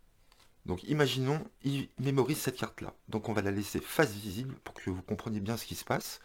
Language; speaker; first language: French; native; French